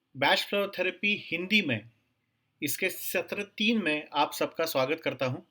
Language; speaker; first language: Hindi; non-native, local second language; Marathi